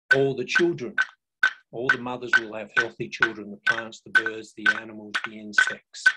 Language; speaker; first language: English; native; English